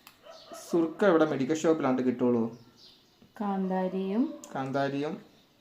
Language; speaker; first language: Malayalam; native; Malayalam